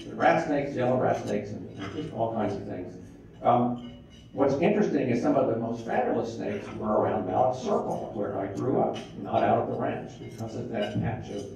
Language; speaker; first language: English; native; English